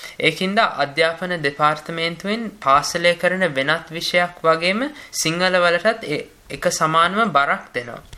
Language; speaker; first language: Sinhala; early bilingual, heritage; Sinhala